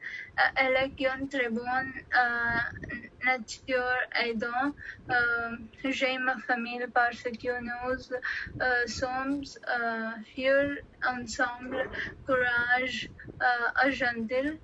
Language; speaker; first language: French; non-native, learner; Odia